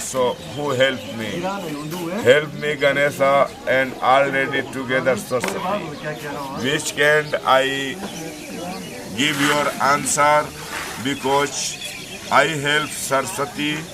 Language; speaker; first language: English; non-native, learner; Hindi